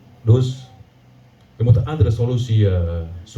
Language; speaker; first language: Dutch; non-native, learner; Indonesian